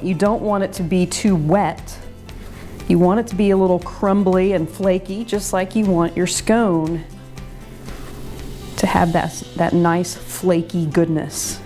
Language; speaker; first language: English; native; English